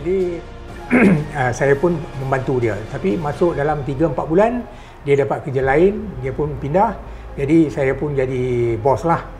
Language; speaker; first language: Malay; native; Malay